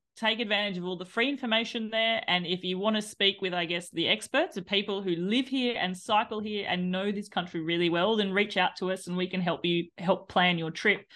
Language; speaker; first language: English; native; English